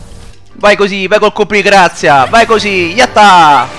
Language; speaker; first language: Italian; native; Italian